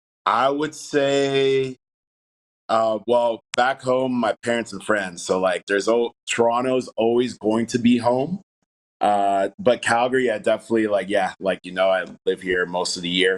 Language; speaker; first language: English; native; English